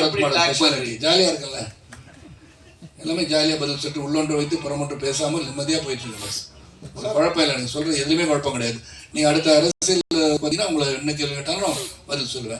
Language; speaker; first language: Tamil; native; Tamil